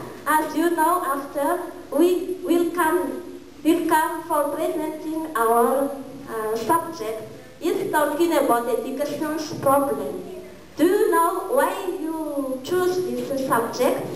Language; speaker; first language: English; non-native, learner; Malagasy